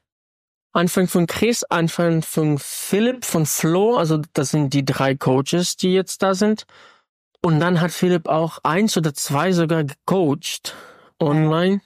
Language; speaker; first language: German; non-native, fluent; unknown